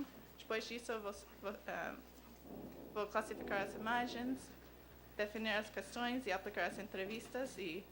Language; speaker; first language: Portuguese; non-native, learner; English